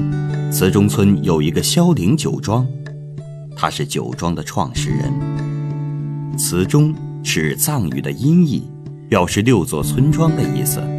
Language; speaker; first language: Chinese; native; Chinese